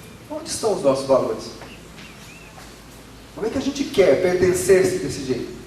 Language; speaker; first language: Portuguese; native; Portuguese